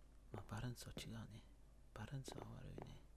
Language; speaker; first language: Japanese; non-native, learner; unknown